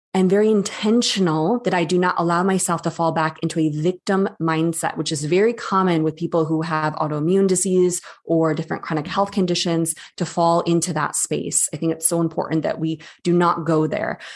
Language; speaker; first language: English; native; English